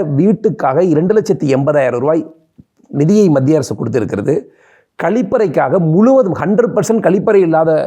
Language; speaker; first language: Tamil; native; Tamil